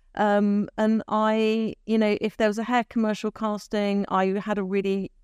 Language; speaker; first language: English; native; English